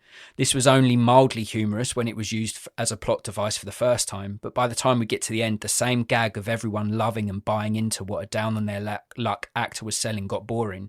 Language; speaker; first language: English; native; English